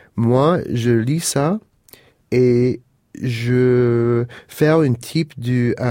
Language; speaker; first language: French; non-native, fluent; English